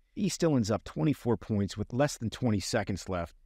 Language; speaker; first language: English; native; English